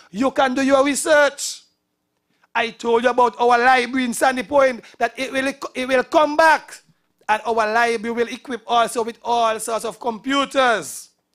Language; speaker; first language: English; native; English